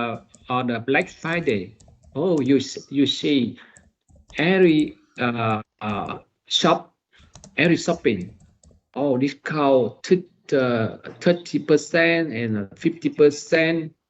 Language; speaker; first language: English; non-native, learner; Vietnamese